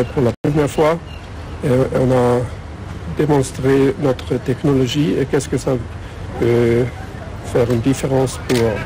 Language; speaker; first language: French; non-native, learner; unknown